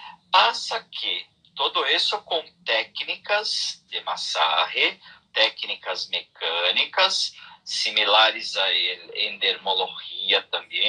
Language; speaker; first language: Spanish; non-native, learner; Portuguese